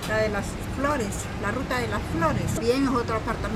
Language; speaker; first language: Spanish; native; Spanish